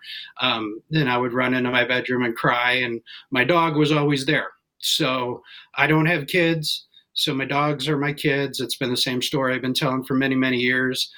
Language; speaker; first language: English; native; English